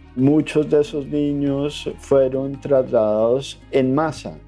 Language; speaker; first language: Spanish; native; Spanish